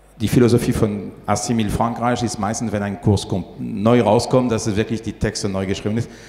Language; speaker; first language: German; non-native, fluent; French